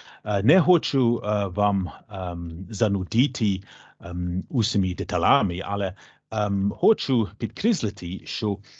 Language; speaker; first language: Ukrainian; non-native, learner; English